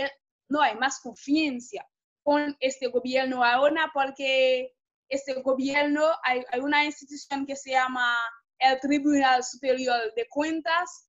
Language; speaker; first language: Spanish; non-native, fluent; Haitian Creole